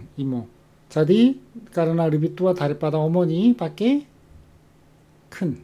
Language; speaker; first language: Indonesian; non-native, fluent; Korean